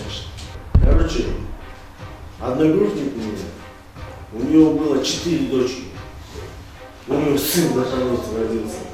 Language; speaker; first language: Russian; non-native, local second language; Kyrgyz